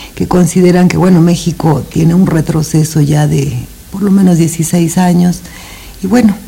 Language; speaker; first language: Spanish; native; Spanish